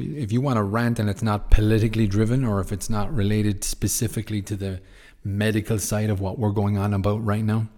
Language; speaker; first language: English; native; English